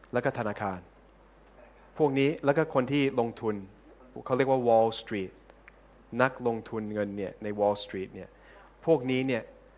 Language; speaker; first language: Thai; non-native, fluent; English